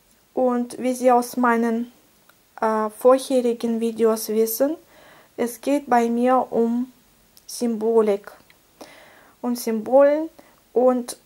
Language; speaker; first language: German; non-native, fluent; Russian